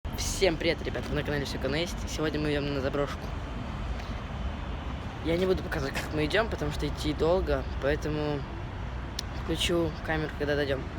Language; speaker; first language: Russian; native; Russian